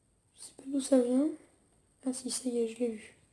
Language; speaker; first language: French; native; French